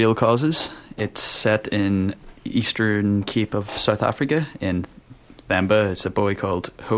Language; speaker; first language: English; native; English